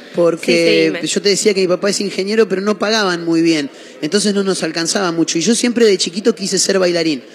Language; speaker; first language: Spanish; native; Spanish